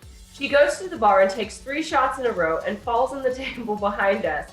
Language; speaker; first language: English; native; English